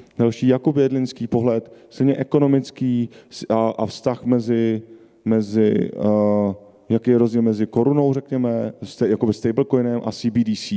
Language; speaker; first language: Czech; native; Czech